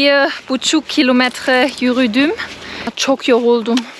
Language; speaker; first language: Turkish; non-native, learner; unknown